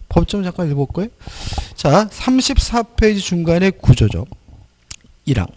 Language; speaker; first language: Korean; native; Korean